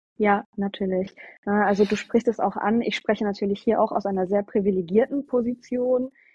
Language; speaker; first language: German; early bilingual, other home language; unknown